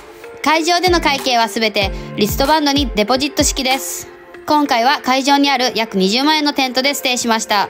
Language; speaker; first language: Japanese; native; Japanese